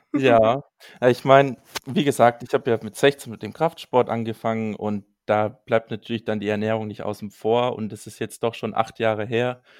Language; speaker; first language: German; native; German